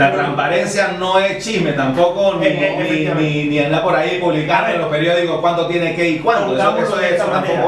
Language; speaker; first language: Spanish; native; Spanish